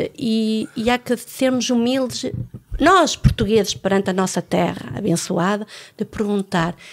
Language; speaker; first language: Portuguese; early bilingual, other home language; French